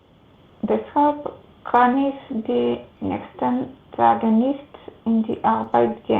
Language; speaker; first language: German; non-native, learner; Macedonian